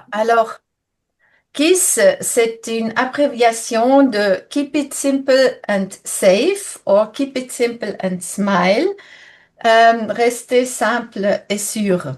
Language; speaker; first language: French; non-native, fluent; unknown